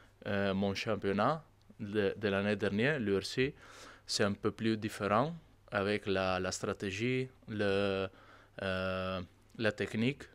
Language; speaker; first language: French; non-native, learner; Italian